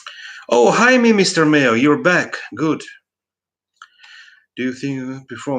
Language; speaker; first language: English; non-native, fluent; Russian